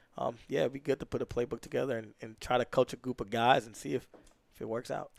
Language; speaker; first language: English; native; English